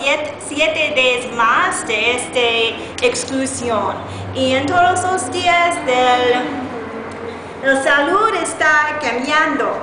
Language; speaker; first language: Spanish; non-native, learner; English